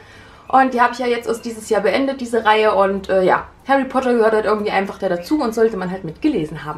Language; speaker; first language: German; native; German